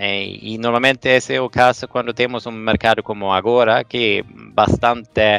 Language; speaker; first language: Portuguese; non-native, fluent; Swedish